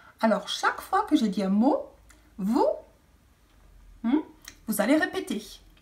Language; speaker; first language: French; native; French